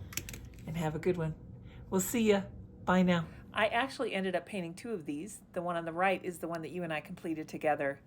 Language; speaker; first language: English; native; English